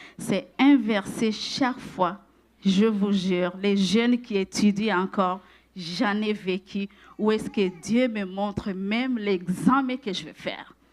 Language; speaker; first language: French; non-native, local second language; Rundi